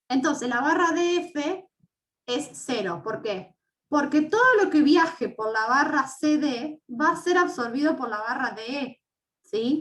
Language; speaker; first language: Spanish; native; Spanish